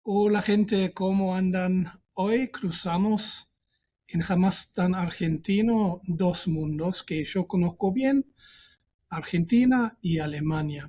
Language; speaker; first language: Spanish; non-native, fluent; German